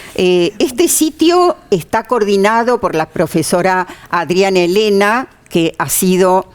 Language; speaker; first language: Spanish; native; Spanish